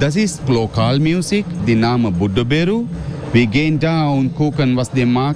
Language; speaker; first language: German; non-native, learner; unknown